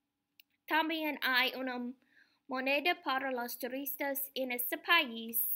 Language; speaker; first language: Spanish; non-native, learner; English